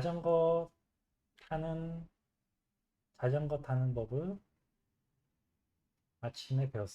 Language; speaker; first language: Korean; non-native, fluent; English